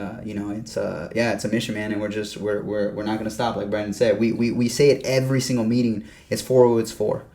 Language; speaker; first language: English; native; English